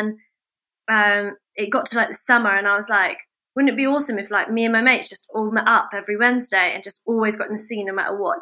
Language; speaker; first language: English; native; English